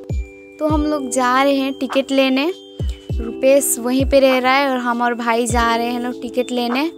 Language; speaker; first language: Hindi; native; Hindi